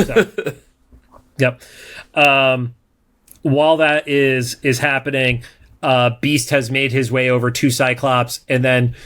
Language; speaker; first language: English; native; English